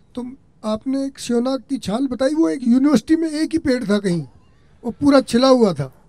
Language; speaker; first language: Hindi; native; Hindi